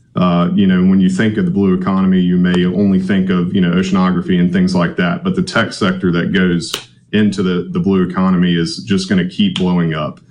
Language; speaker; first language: English; native; English